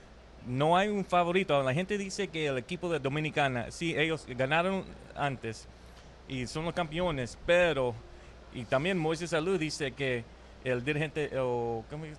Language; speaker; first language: Spanish; early bilingual, heritage; Spanish